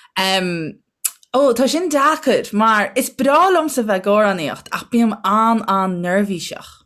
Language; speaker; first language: Irish; native; Irish